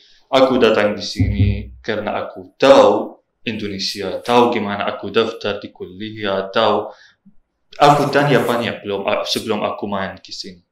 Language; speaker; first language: Indonesian; non-native, learner; Arabic